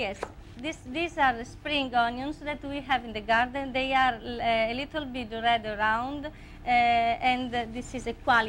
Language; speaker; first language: English; non-native, learner; Italian